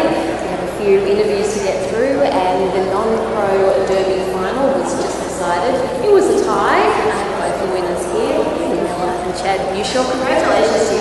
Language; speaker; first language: English; native; English